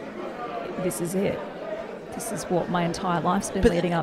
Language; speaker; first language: English; native; English